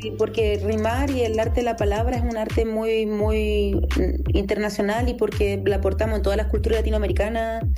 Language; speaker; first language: Spanish; early bilingual, heritage; Spanish